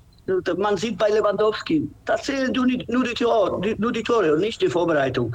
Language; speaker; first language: German; non-native, fluent; Polish